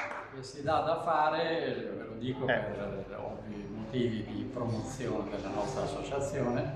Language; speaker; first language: Italian; native; Italian